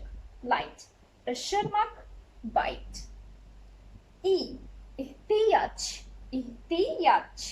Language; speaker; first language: Turkish; non-native, fluent; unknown